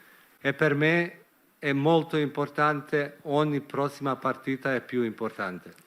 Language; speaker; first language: Italian; non-native, fluent; Bosnian